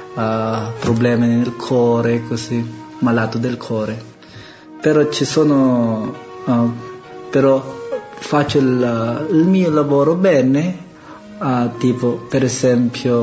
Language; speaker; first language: Italian; non-native, learner; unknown